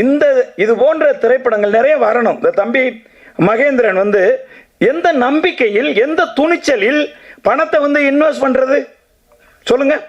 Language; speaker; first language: Tamil; native; Tamil